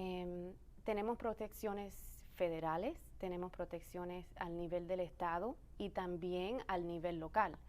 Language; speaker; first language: Spanish; early bilingual, other home language; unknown